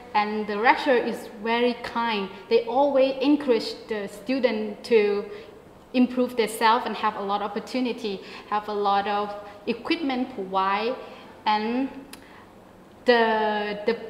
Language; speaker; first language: English; non-native, learner; Thai